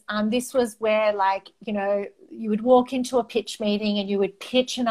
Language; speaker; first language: English; non-native, local second language; Greek